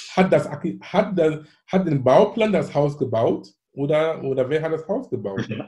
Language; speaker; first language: German; non-native, fluent; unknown